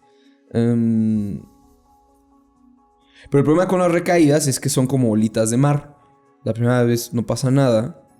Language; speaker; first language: Spanish; native; Spanish